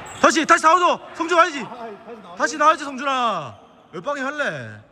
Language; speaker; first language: Korean; native; Korean